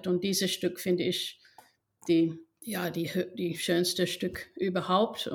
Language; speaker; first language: German; non-native, fluent; English